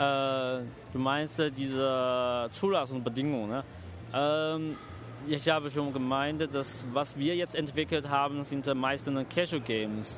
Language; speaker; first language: German; non-native, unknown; Chinese